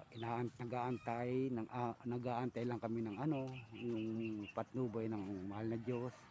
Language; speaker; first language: Filipino; native; Filipino